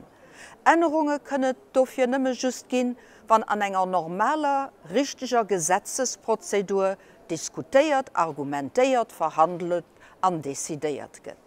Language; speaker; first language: German; non-native, local second language; Luxembourgish